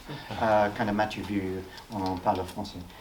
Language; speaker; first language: French; non-native, learner; English